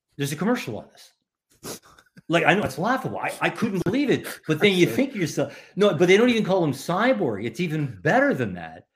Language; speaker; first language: English; non-native, fluent; Ukrainian